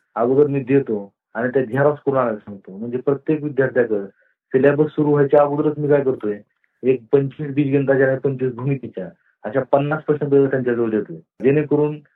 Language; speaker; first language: Marathi; native; Marathi